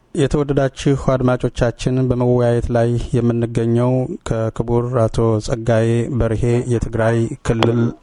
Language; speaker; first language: Amharic; native; Amharic